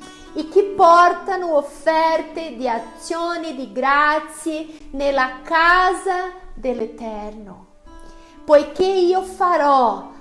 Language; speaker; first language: Italian; non-native, fluent; Portuguese